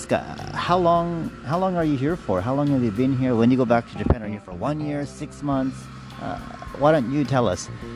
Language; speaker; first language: English; native; English